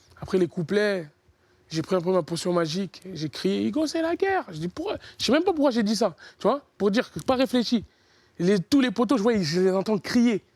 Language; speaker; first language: French; early bilingual, other home language; Lingala